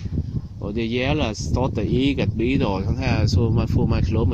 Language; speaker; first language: Swedish; non-native, learner; Vietnamese